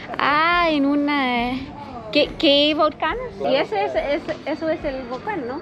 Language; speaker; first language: Spanish; non-native, learner; English